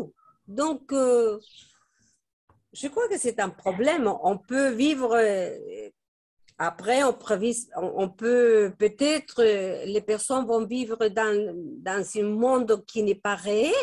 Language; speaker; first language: French; non-native, fluent; Spanish